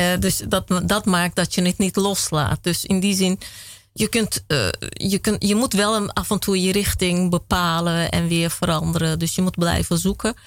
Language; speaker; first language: Dutch; early bilingual, other home language; Kurdish